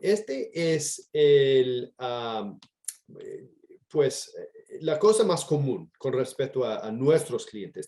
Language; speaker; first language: Spanish; non-native, fluent; English